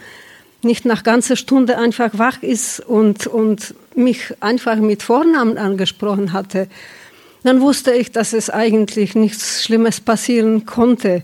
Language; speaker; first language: German; non-native, fluent; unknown